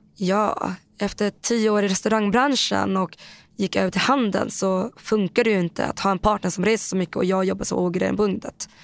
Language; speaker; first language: Swedish; native; Swedish